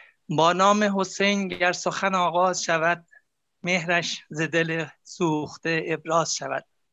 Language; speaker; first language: Persian; non-native, local second language; Azerbaijani